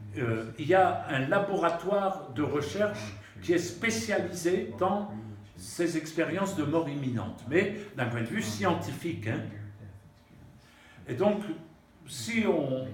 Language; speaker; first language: French; native; French